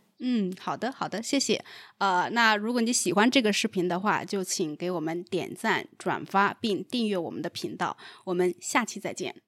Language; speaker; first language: Chinese; native; Chinese